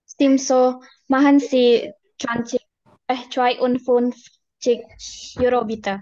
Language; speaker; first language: German; non-native, learner; Indonesian